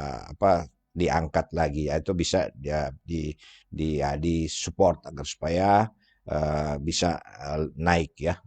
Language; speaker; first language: Indonesian; native; Indonesian